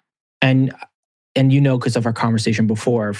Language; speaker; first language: English; native; English